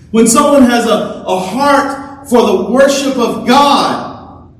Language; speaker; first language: English; native; English